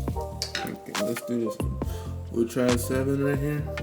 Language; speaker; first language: English; native; English